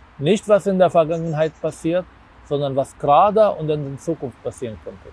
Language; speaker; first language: German; non-native, fluent; Arabic